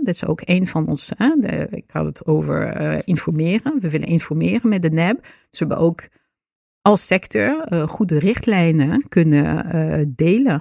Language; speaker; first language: Dutch; non-native, fluent; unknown